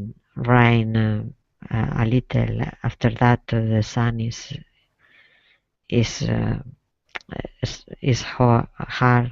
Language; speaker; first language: English; non-native, learner; Spanish